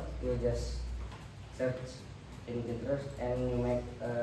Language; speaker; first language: English; non-native, learner; Indonesian